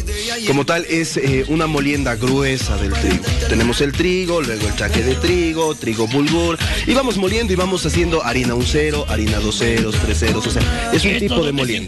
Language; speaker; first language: Spanish; native; Spanish